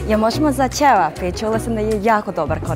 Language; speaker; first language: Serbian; non-native, learner; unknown